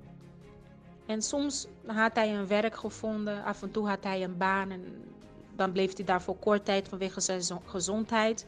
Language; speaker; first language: Dutch; non-native, fluent; Portuguese